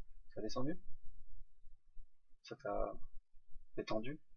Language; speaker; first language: French; native; French